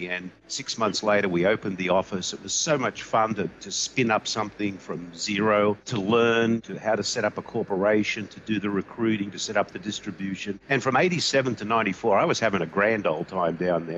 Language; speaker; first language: English; native; English